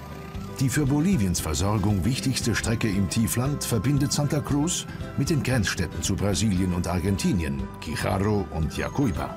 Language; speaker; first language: German; native; German